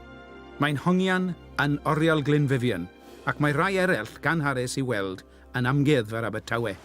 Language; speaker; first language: Welsh; native; Welsh